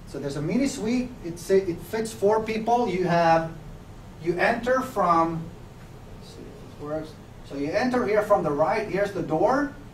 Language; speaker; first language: English; non-native, fluent; Finnish